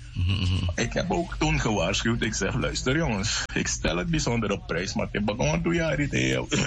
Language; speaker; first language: Dutch; native; Dutch